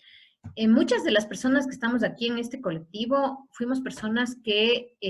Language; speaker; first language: Spanish; native; Spanish